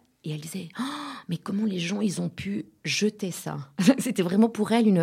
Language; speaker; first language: French; native; French